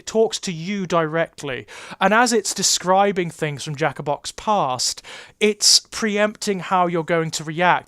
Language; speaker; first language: English; native; English